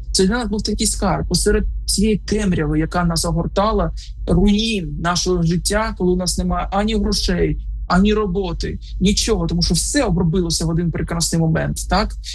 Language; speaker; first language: Ukrainian; native; Ukrainian